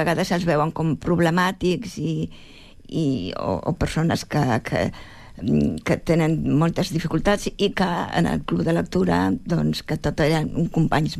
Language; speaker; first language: Catalan; native; Catalan